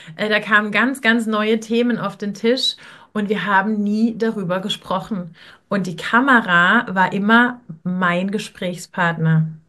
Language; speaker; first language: German; native; German